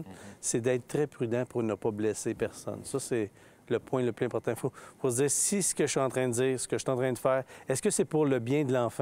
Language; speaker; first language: French; native; French